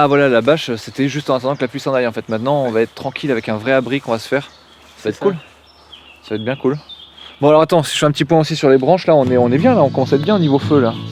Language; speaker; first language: French; native; French